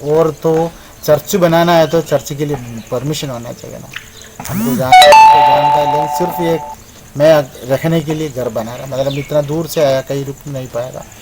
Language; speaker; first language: Hindi; non-native, local second language; Malayalam